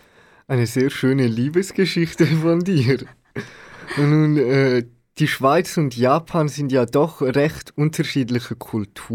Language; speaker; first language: German; native; German